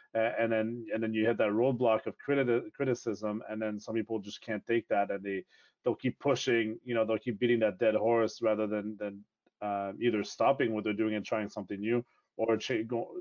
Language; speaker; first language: English; non-native, fluent; French